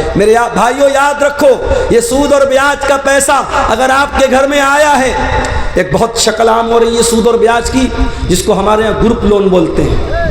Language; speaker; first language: Urdu; native; Urdu